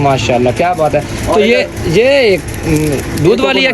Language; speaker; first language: Hindi; native; Hindi